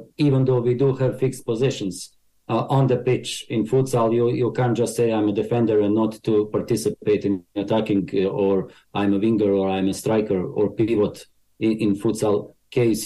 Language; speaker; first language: English; non-native, fluent; Bosnian